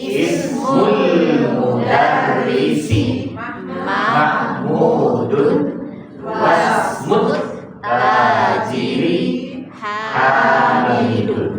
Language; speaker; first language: Arabic; non-native, fluent; Indonesian